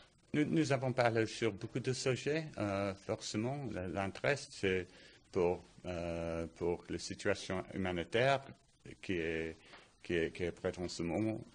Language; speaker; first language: French; non-native, learner; English